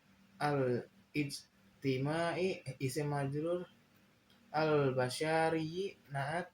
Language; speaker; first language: Arabic; non-native, learner; Indonesian